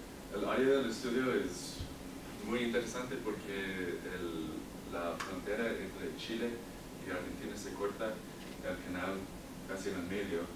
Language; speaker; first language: Spanish; non-native, learner; English